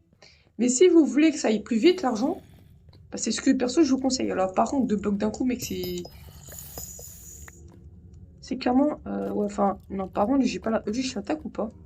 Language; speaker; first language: French; native; French